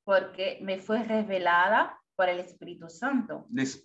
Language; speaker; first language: Spanish; non-native, fluent; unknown